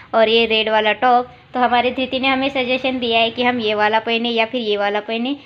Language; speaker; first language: Hindi; non-native, local second language; Marathi